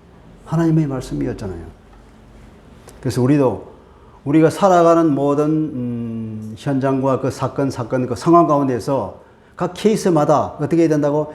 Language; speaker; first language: Korean; native; Korean